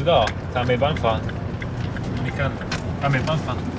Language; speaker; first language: Chinese; non-native, learner; German